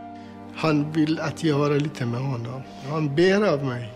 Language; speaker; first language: Swedish; non-native, learner; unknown